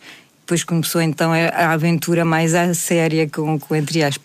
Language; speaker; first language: Portuguese; native; Portuguese